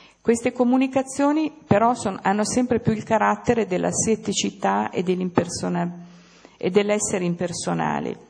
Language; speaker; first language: Italian; native; Italian